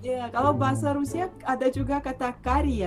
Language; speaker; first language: Indonesian; non-native, fluent; Russian